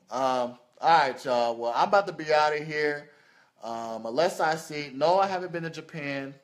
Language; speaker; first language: English; native; English